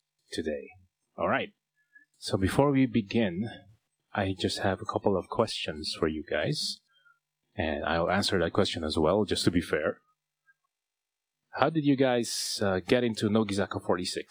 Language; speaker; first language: English; non-native, local second language; Filipino